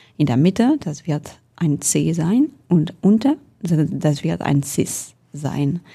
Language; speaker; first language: German; non-native, fluent; French